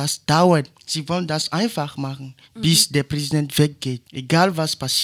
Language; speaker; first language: German; non-native, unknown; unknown